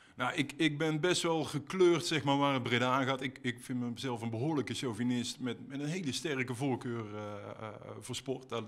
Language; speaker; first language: Dutch; native; Dutch